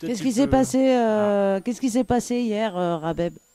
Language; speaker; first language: French; native; French